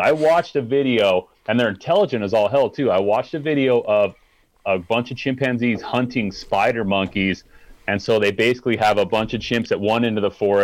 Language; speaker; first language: English; native; English